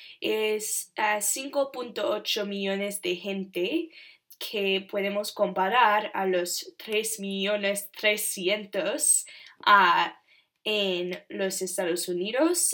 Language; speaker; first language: Spanish; non-native, learner; English